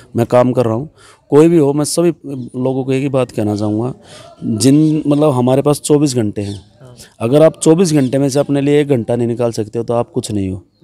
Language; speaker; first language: Hindi; native; Hindi